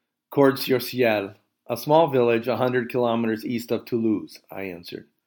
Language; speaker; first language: English; native; English